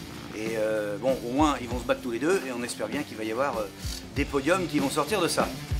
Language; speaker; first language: French; native; French